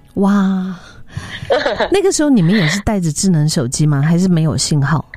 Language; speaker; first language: Chinese; native; Chinese